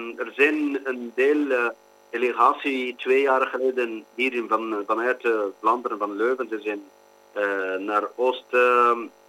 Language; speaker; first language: Dutch; non-native, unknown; Kurdish